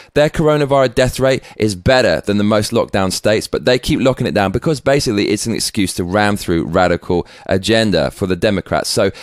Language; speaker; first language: English; native; English